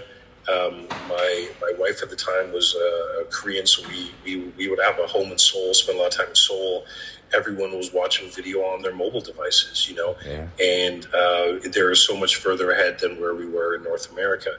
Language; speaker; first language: English; native; English